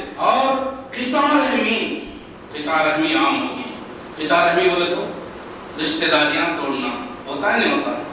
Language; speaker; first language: Urdu; native; Urdu